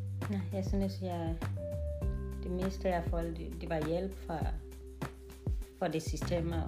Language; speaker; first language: Danish; non-native, learner; Swahili